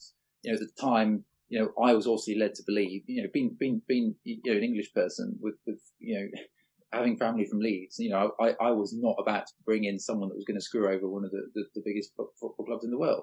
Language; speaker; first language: English; native; English